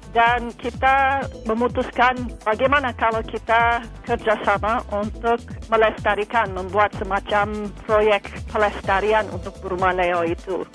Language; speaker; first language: Indonesian; non-native, fluent; English